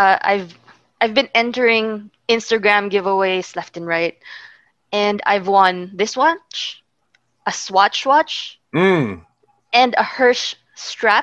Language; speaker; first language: English; non-native, local second language; Filipino